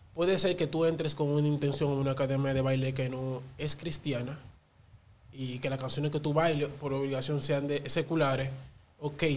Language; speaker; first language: Spanish; native; Spanish